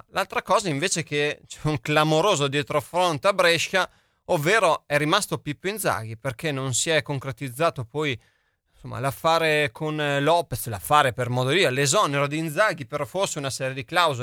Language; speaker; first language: Italian; native; Italian